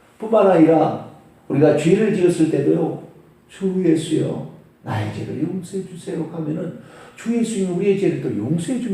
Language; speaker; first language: Korean; native; Korean